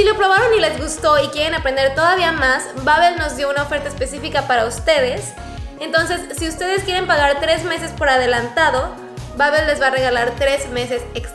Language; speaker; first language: Spanish; native; Spanish